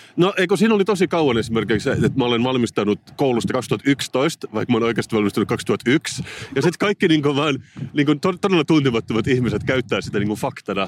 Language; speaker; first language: Finnish; non-native, local second language; Swedish